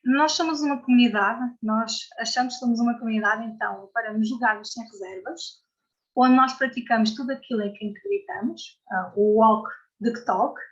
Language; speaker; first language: Portuguese; native; Portuguese